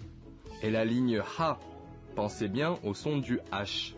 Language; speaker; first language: French; non-native, local second language; Arabic